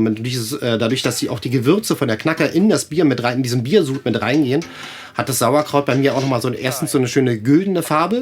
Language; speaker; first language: German; native; German